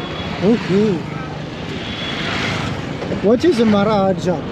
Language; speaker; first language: English; non-native, fluent; French